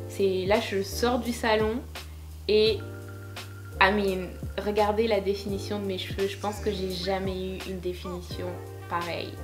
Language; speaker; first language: French; native; French